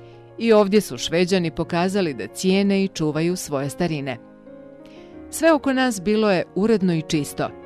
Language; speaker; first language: Bosnian; native; Bosnian